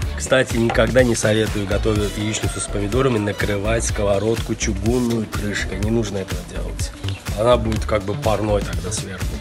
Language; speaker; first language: Russian; non-native, local second language; Azerbaijani